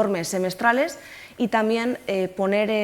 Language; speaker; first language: Spanish; native; Spanish